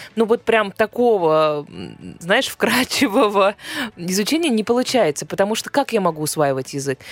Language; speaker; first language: Russian; native; Russian